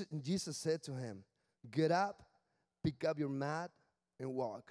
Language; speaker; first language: English; non-native, fluent; Spanish